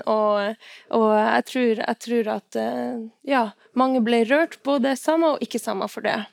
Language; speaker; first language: Norwegian; non-native, local second language; Northern Sami